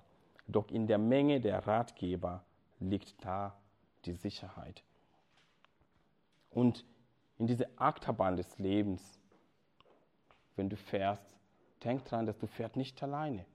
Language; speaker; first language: German; non-native, fluent; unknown